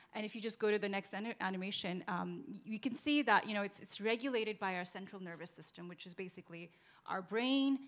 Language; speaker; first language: English; non-native, local second language; Urdu